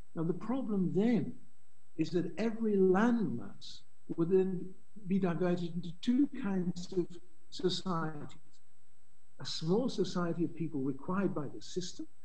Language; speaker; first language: English; native; English